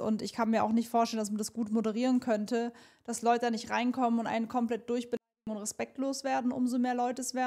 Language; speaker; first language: German; native; German